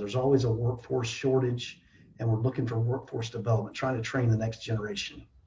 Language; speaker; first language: English; native; English